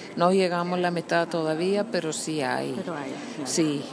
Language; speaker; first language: Spanish; non-native, fluent; Icelandic